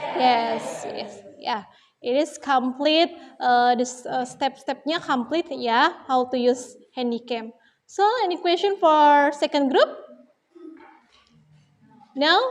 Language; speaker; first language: English; non-native, learner; Indonesian